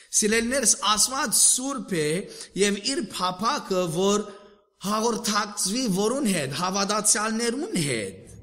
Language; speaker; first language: Armenian; early bilingual, heritage; Armenian